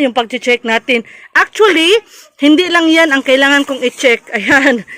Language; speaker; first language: Filipino; non-native, local second language; Cebuano